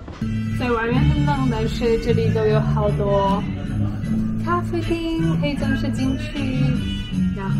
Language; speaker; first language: Chinese; non-native, fluent; Polish